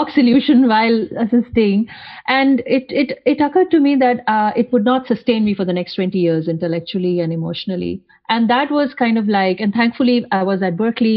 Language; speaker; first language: English; non-native, local second language; Hindi